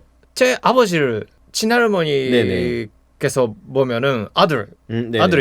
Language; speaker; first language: Korean; non-native, fluent; Japanese